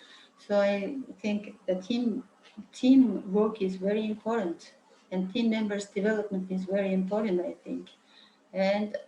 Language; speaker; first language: English; non-native, learner; Mongolian